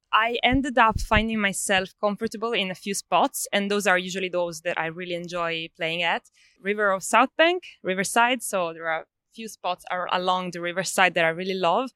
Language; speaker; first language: English; non-native, fluent; Italian